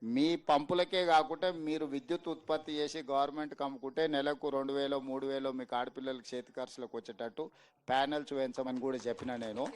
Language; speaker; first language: Telugu; native; Telugu